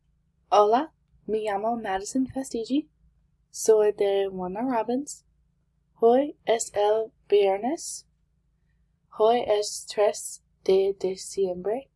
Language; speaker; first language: Spanish; non-native, learner; English